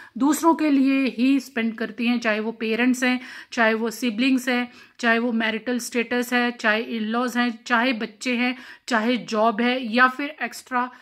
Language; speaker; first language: Hindi; non-native, local second language; Punjabi